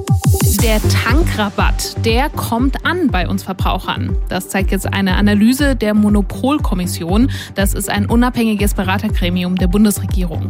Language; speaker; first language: German; native; German